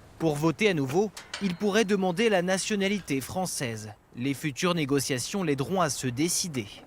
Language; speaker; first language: French; native; French